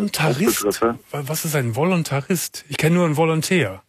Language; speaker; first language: German; native; German